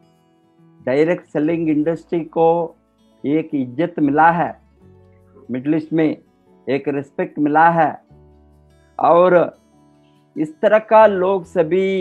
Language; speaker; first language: Hindi; non-native, local second language; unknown